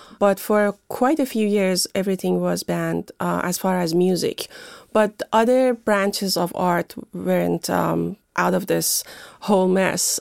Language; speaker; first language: English; non-native, fluent; Persian